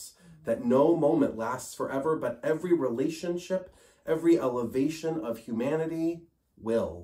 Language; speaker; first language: English; native; English